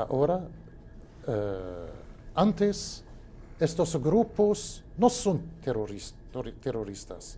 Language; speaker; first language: Spanish; non-native, fluent; Arabic